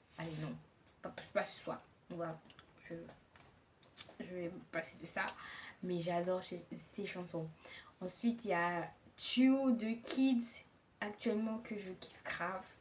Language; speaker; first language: French; native; French